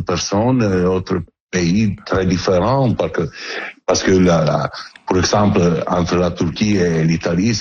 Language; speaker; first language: French; non-native, learner; Italian